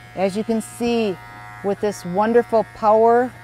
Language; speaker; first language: English; native; English